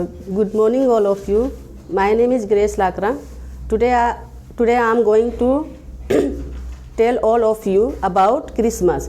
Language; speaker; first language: English; non-native, learner; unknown